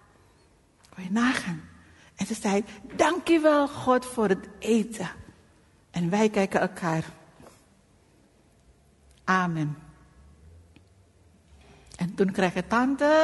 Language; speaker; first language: Dutch; non-native, fluent; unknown